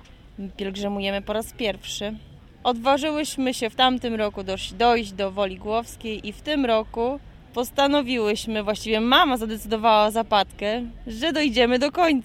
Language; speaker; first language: Polish; native; Polish